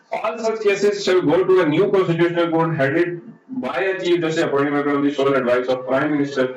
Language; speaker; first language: English; non-native, local second language; Urdu